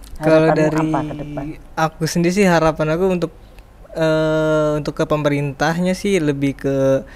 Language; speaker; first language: Indonesian; native; Indonesian